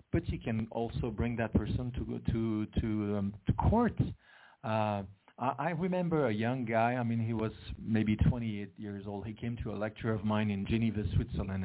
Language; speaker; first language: English; non-native, fluent; French